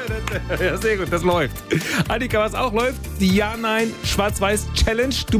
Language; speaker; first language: German; native; German